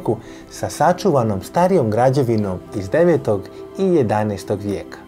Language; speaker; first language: Croatian; native; Croatian